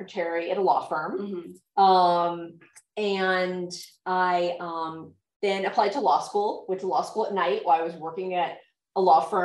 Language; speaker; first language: English; native; English